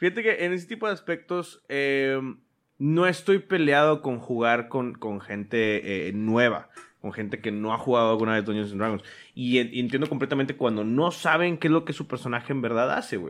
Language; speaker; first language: Spanish; native; Spanish